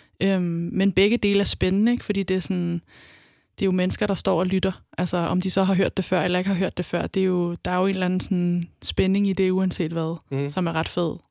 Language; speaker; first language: Danish; native; Danish